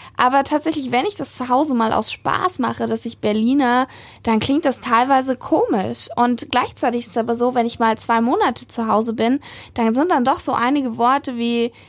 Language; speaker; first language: German; native; German